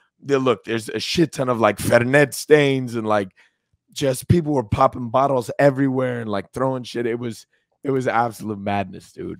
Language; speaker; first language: English; early bilingual, other home language; Spanish